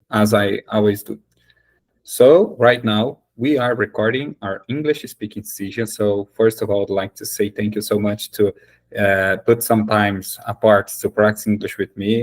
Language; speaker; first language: English; non-native, fluent; Portuguese